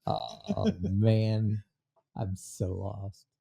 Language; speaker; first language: English; native; English